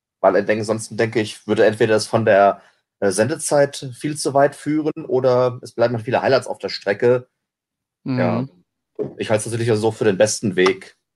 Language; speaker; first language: German; native; German